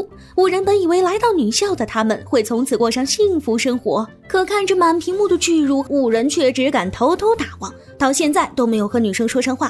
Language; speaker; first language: Chinese; native; Chinese